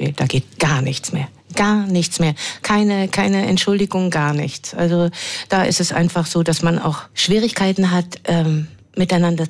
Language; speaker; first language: German; native; German